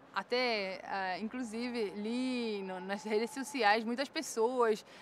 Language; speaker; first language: Portuguese; non-native, fluent; Czech